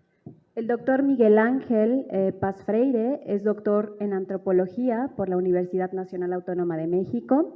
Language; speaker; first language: Spanish; native; Spanish